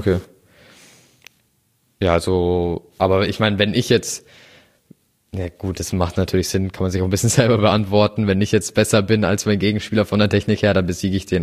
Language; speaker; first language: German; native; German